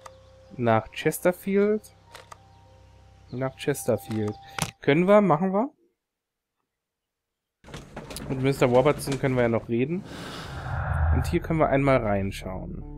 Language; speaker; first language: German; native; German